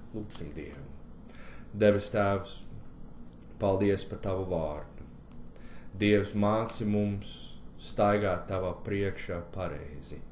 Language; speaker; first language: Latvian; early bilingual, heritage; Latvian